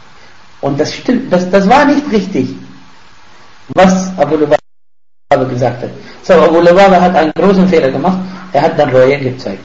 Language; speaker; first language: German; non-native, fluent; Arabic